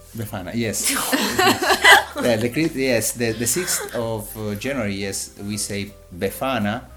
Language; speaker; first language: English; non-native, learner; Italian